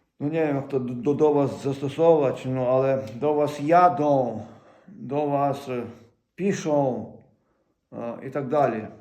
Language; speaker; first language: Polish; non-native, fluent; Ukrainian